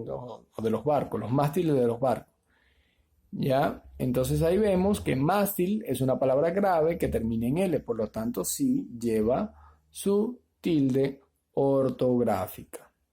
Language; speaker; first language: Spanish; native; Spanish